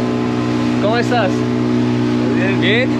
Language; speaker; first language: Spanish; non-native, learner; Turkish